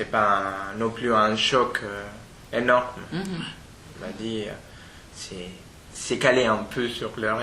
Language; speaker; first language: French; non-native, fluent; Spanish